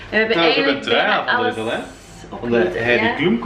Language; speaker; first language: Dutch; native; Dutch